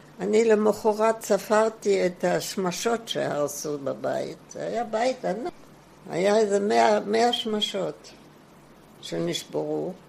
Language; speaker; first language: Hebrew; non-native, fluent; German